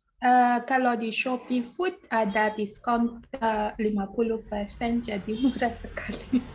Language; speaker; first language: Indonesian; non-native, learner; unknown